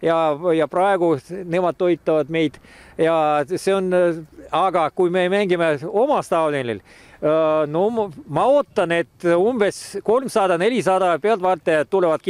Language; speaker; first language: Estonian; non-native, local second language; Russian